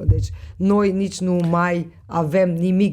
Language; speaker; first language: Romanian; non-native, local second language; Hungarian